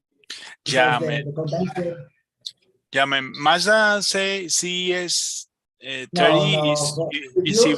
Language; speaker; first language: English; non-native, learner; Spanish